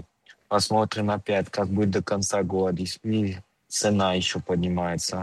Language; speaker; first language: Russian; non-native, fluent; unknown